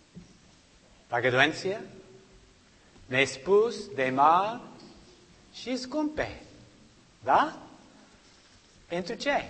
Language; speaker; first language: Romanian; non-native, learner; English